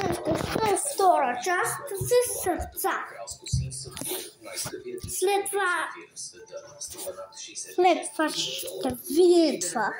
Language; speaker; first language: Bulgarian; early bilingual, heritage; Bulgarian